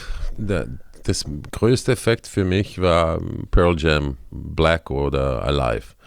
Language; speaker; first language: German; non-native, fluent; Croatian